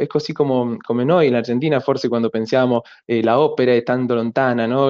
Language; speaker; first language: Italian; non-native, learner; Spanish